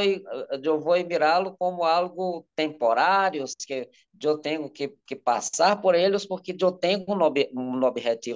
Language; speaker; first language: Spanish; non-native, learner; Portuguese